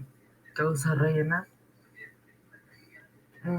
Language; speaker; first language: English; non-native, learner; Spanish